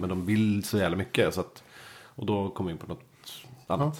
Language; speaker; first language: Swedish; native; Swedish